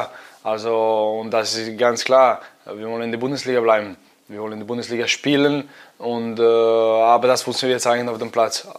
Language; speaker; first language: German; non-native, fluent; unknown